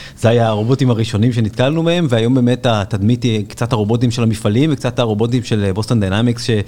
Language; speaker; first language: Hebrew; native; Hebrew